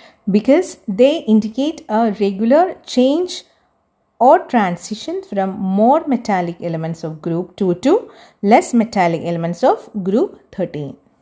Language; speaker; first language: English; non-native, local second language; Malayalam